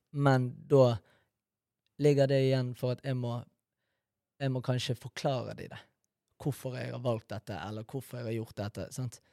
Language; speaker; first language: Norwegian; early bilingual, other home language; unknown